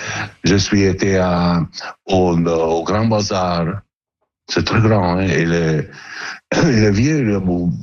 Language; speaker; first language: French; non-native, learner; Italian